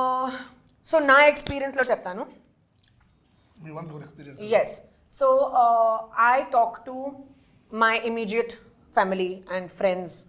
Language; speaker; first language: Telugu; non-native, fluent; Hindi